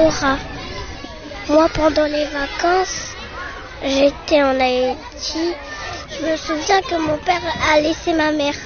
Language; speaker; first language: French; early bilingual, other home language; Turkish